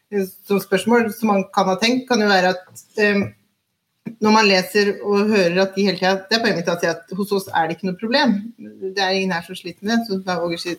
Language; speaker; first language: Norwegian; native; Norwegian